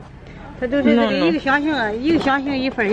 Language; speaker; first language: Chinese; native; Chinese